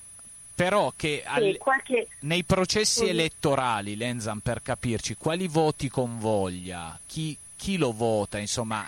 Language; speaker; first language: Italian; native; Italian